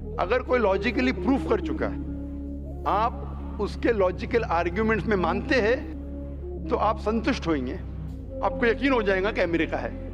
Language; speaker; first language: Hindi; non-native, local second language; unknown